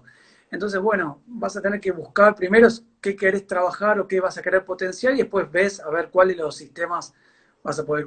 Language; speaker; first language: Spanish; native; Spanish